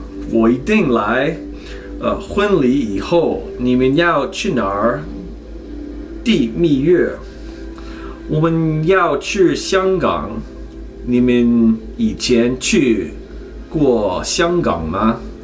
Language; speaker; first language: Chinese; non-native, learner; English